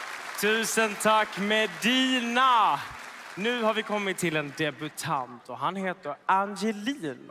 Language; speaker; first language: Swedish; native; Swedish